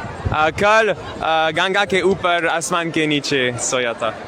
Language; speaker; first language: Hindi; non-native, learner; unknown